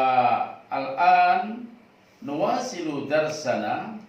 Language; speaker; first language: Arabic; non-native, fluent; Indonesian